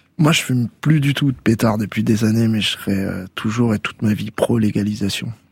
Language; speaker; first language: French; native; French